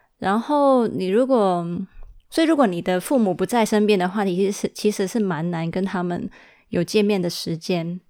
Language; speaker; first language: Chinese; early bilingual, heritage; Chinese